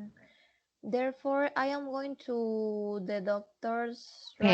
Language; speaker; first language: English; non-native, learner; Spanish